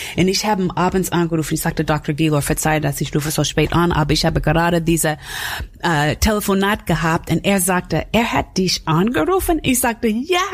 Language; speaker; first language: German; non-native, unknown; English